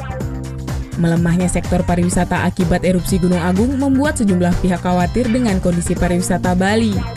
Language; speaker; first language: Indonesian; native; Indonesian